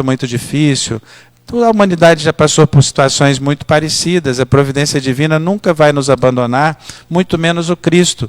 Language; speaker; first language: Portuguese; native; Portuguese